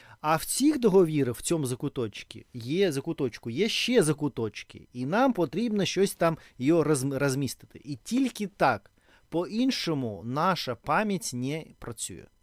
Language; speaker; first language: Ukrainian; non-native, learner; Russian